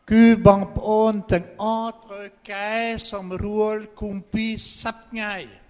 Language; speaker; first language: Khmer; non-native, fluent; French